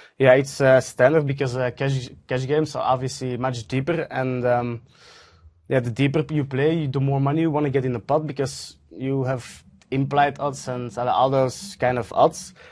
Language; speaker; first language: English; non-native, fluent; Dutch